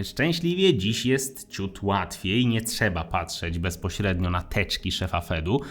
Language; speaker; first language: Polish; native; Polish